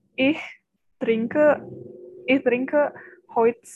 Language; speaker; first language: German; non-native, learner; Indonesian